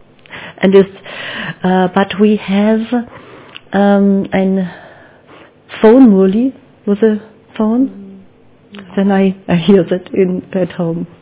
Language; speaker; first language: English; non-native, learner; German